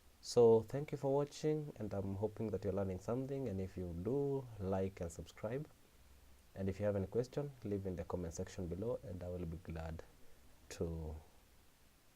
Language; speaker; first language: English; non-native, local second language; Swahili